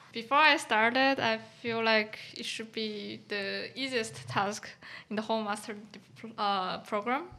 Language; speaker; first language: English; non-native, fluent; Chinese